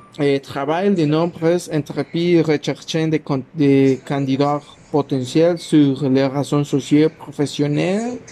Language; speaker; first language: French; non-native, learner; Spanish